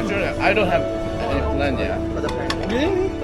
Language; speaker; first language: English; non-native, learner; Korean